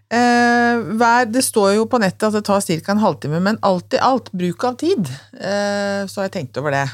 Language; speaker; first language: Norwegian; native; Norwegian